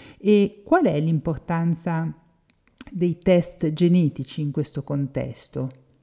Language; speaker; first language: Italian; native; Italian